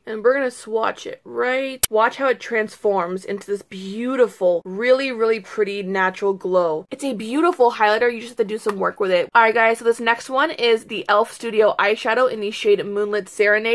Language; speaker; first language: English; native; English